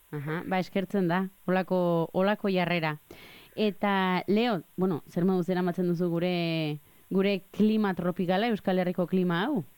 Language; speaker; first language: Basque; native; Basque